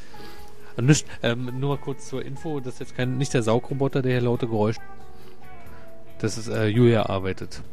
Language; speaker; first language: German; native; German